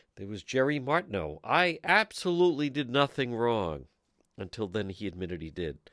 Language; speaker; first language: English; native; English